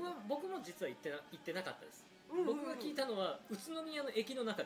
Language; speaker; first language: Japanese; native; Japanese